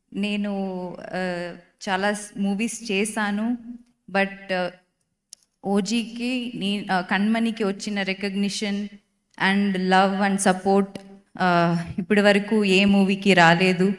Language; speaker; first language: Telugu; non-native, learner; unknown